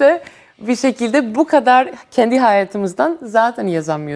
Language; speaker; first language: Turkish; non-native, fluent; Greek